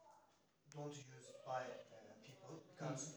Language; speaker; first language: English; non-native, learner; Turkish